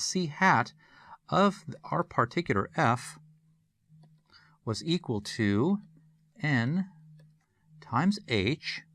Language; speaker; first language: English; native; English